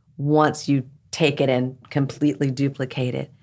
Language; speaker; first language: English; early bilingual, other home language; Krio